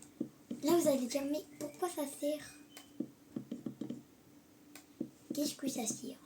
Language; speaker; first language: French; native; French